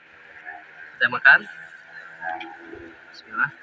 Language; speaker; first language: Indonesian; non-native, local second language; Sundanese